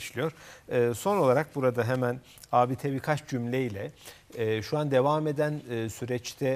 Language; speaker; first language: Turkish; native; Turkish